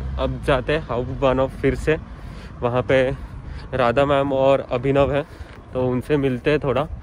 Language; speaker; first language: Hindi; native; Hindi